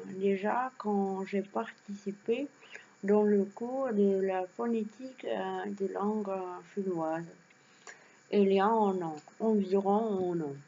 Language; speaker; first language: French; non-native, learner; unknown